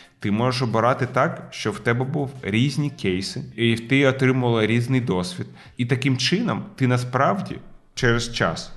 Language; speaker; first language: Ukrainian; non-native, local second language; Russian